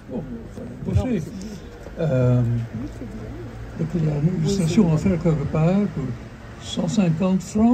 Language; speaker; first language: French; non-native, fluent; Dutch